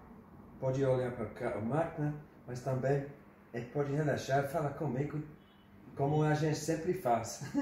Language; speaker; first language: Portuguese; non-native, learner; English